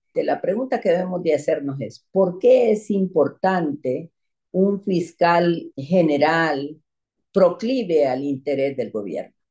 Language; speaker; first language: Spanish; native; Spanish